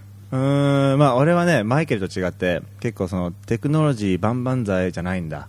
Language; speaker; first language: Japanese; early bilingual, heritage; Japanese